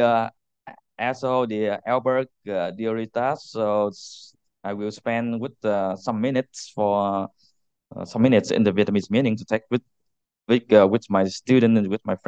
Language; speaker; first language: English; non-native, learner; Vietnamese